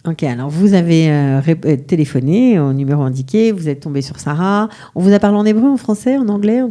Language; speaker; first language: French; native; French